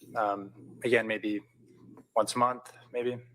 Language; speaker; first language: English; native; English